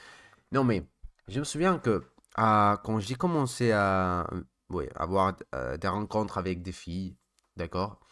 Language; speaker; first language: French; non-native, learner; Spanish